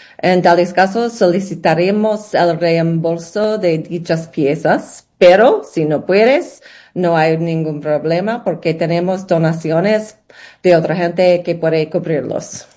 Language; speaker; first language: Spanish; non-native, learner; English